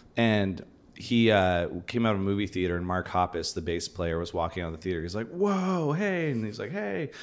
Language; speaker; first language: English; native; English